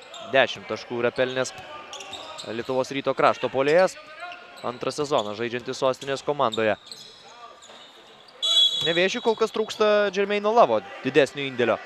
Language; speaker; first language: Lithuanian; native; Lithuanian